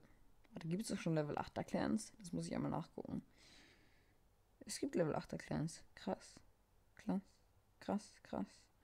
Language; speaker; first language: German; native; German